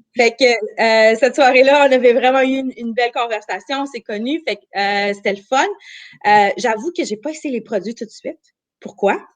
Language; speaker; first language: French; early bilingual, other home language; Armenian